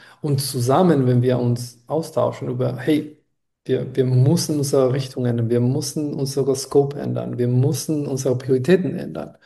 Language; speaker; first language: German; non-native, fluent; Spanish